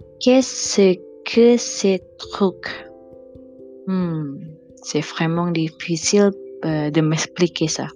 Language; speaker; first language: French; non-native, learner; Indonesian